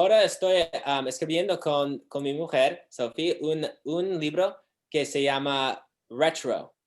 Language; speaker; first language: Spanish; non-native, learner; English